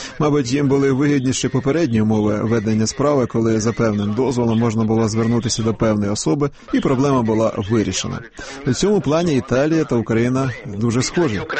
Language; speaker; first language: Ukrainian; non-native, fluent; Italian